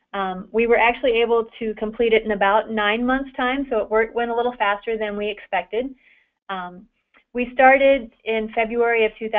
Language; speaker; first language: English; native; English